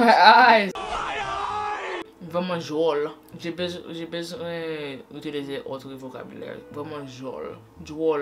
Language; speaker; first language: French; non-native, learner; English